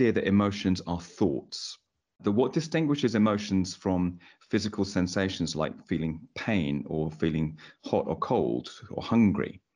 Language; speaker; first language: English; native; English